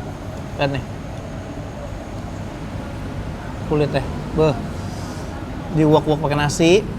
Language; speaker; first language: Indonesian; native; Indonesian